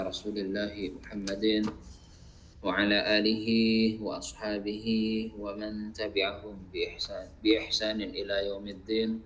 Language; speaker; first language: Arabic; non-native, fluent; Indonesian